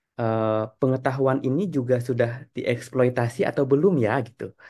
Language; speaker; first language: Indonesian; native; Indonesian